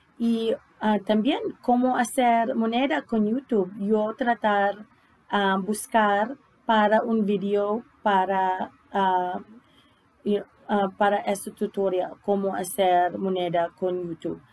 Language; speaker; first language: Spanish; non-native, learner; English